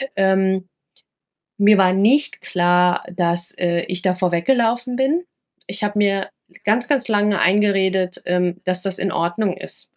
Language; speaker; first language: German; early bilingual, other home language; Vietnamese